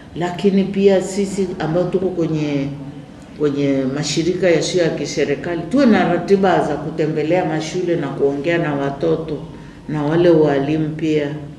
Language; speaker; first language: Swahili; native; Swahili